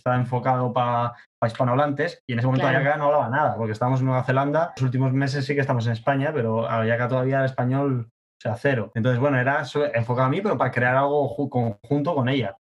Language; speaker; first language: Spanish; native; Spanish